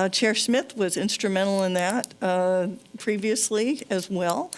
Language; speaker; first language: English; native; English